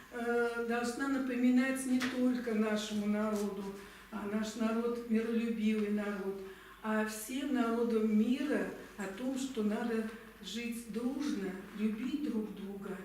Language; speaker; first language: Russian; native; Russian